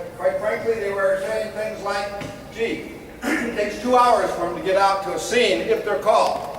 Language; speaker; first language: English; native; English